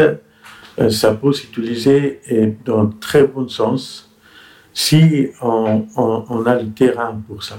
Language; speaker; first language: French; non-native, fluent; Persian